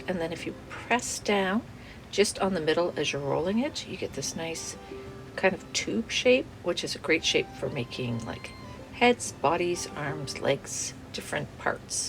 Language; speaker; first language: English; native; English